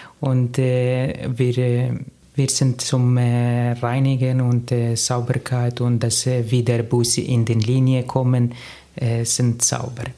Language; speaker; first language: German; non-native, learner; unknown